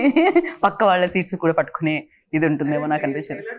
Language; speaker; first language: Telugu; native; Telugu